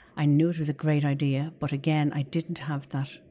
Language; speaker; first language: English; native; English